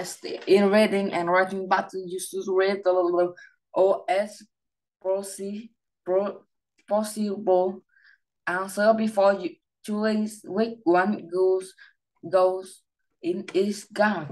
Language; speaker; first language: English; non-native, learner; Vietnamese